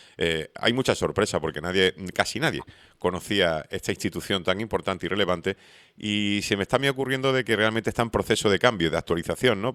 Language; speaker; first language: Spanish; native; Spanish